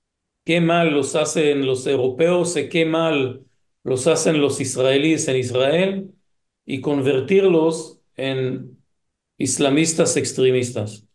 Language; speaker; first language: Spanish; non-native, fluent; Hebrew